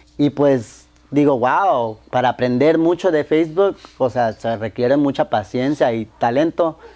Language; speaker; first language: Spanish; early bilingual, heritage; Spanish